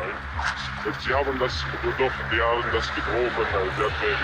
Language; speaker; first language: German; non-native, learner; Arabic